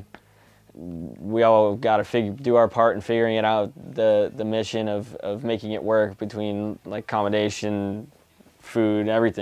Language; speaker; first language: English; native; English